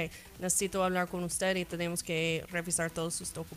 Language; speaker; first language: Spanish; non-native, fluent; English